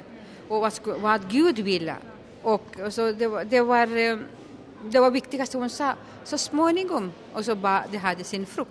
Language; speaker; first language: Swedish; non-native, local second language; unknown